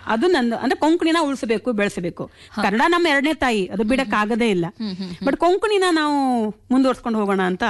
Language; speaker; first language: Kannada; non-native, local second language; Konkani